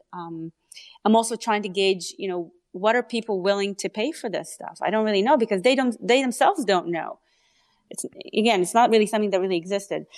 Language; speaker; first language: English; native; English